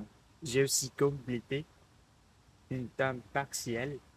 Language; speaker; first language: French; non-native, learner; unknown